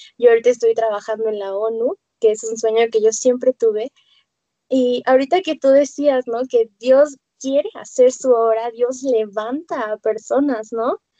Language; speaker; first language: Spanish; native; Spanish